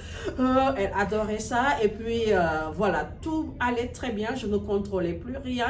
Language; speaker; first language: French; non-native, local second language; Wolof